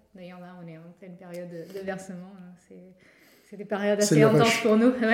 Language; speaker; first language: French; non-native, fluent; Portuguese